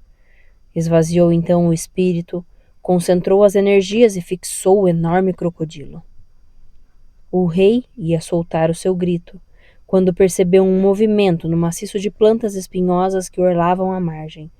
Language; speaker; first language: Portuguese; native; Portuguese